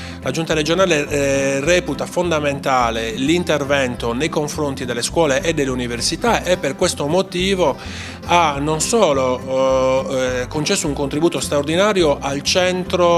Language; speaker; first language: Italian; native; Italian